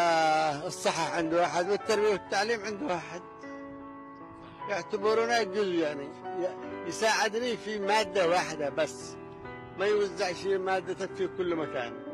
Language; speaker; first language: Arabic; native; Arabic